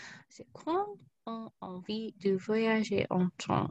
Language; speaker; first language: French; non-native, learner; English